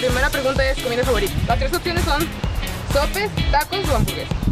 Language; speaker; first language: Spanish; native; Spanish